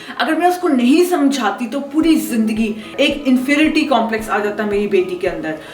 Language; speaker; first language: Hindi; native; Hindi